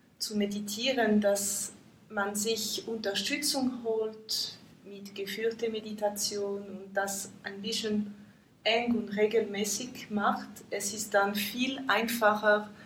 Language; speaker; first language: German; non-native, fluent; French